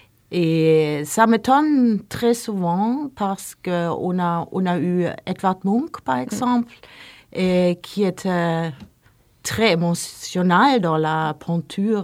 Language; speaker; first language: French; non-native, learner; Norwegian